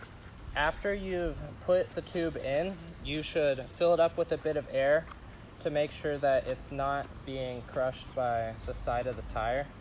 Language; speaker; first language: English; native; English